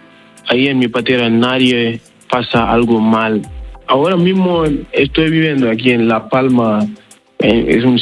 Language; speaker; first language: Spanish; non-native, learner; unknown